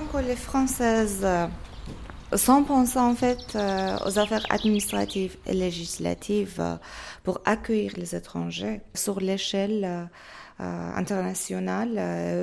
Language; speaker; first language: French; non-native, fluent; Persian